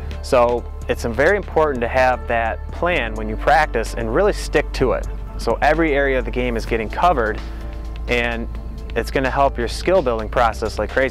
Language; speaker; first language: English; native; English